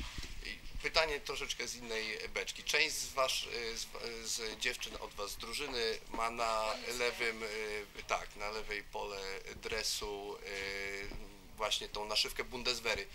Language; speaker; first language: Polish; native; Polish